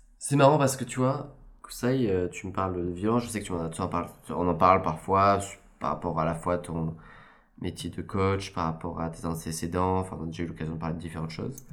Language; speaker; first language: French; native; French